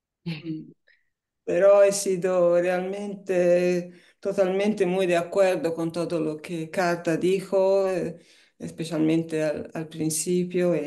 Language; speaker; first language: Spanish; non-native, fluent; Italian